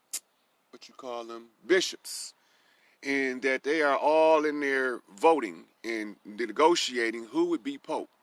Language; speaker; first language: English; native; English